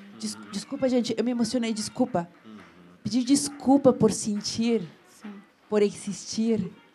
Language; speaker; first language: Portuguese; non-native, fluent; Spanish